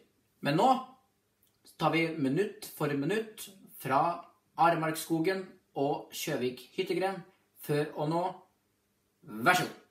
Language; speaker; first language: Norwegian; native; Norwegian